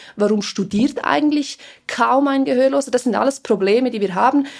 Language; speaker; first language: German; non-native, fluent; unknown